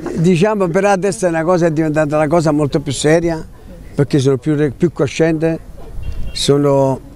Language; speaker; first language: Italian; native; Italian